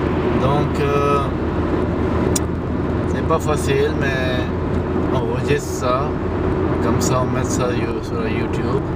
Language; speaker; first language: French; non-native, fluent; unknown